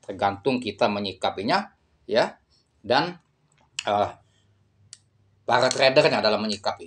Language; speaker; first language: Indonesian; native; Indonesian